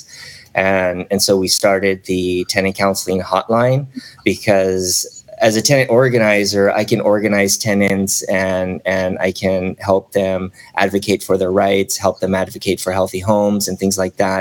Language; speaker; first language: English; native; English